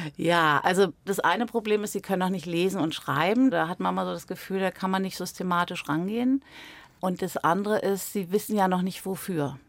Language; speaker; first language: German; native; German